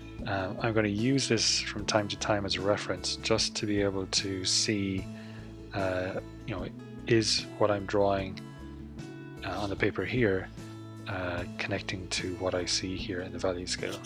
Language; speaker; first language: English; native; English